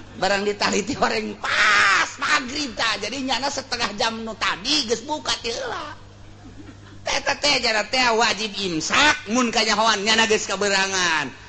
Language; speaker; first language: Sundanese; native; Sundanese